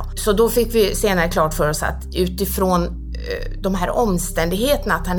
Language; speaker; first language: Swedish; native; Swedish